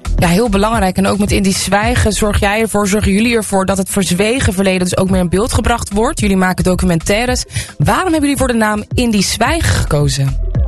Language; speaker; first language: Dutch; native; Dutch